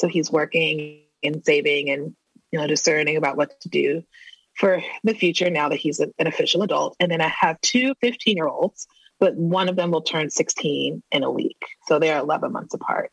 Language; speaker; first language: English; native; English